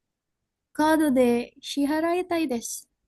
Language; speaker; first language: Japanese; non-native, learner; Indonesian